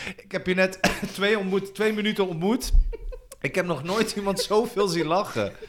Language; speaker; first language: Dutch; early bilingual, other home language; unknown